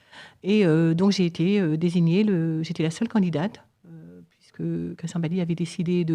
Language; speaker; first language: French; native; French